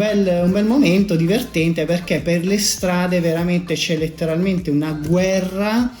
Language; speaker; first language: Italian; native; Italian